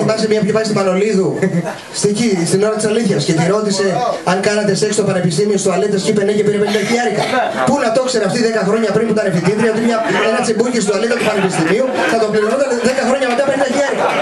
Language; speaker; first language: Greek; native; Greek